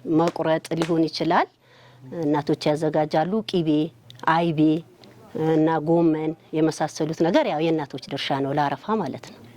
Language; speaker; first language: Amharic; non-native, local second language; Sebat Bet Gurage